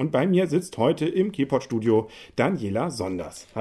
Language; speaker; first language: German; native; German